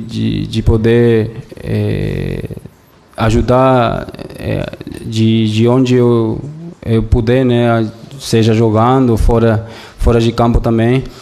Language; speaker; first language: Portuguese; non-native, fluent; Spanish